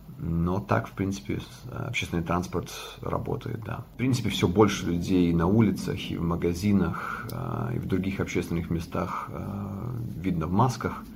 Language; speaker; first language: Russian; non-native, local second language; Latvian